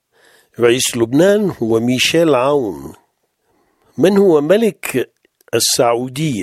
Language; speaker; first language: Arabic; non-native, fluent; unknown